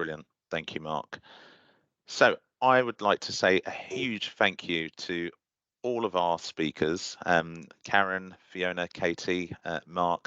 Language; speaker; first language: English; native; English